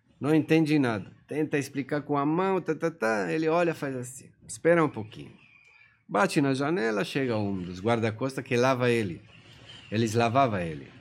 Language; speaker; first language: Portuguese; non-native, fluent; Persian